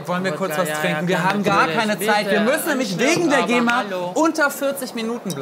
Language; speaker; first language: German; native; German